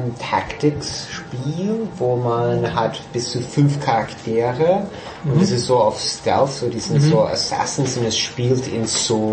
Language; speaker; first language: German; non-native, fluent; English